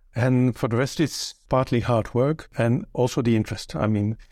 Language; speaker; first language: English; non-native, fluent; Dutch